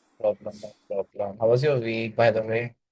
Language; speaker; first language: English; non-native, local second language; Hindi